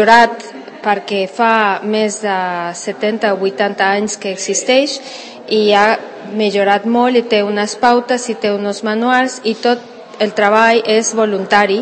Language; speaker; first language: Catalan; non-native, local second language; Spanish